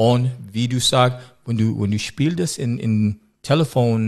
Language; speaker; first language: German; non-native, learner; English